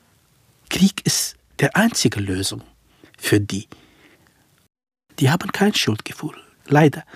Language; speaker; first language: German; non-native, fluent; Central Kurdish